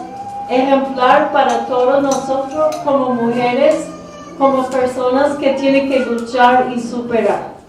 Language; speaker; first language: Spanish; early bilingual, heritage; Spanish